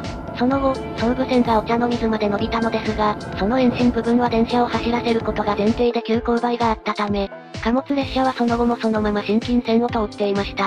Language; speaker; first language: Japanese; native; Japanese